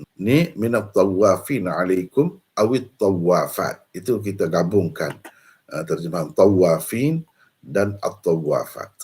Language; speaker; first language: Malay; native; Malay